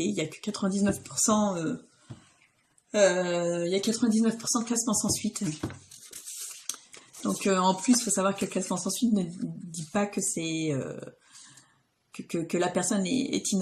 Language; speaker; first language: French; native; French